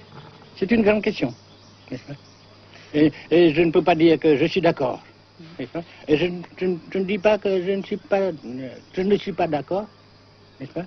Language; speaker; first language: French; non-native, fluent; Vietnamese